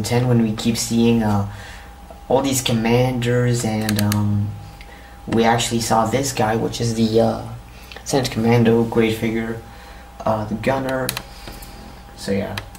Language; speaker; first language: English; native; English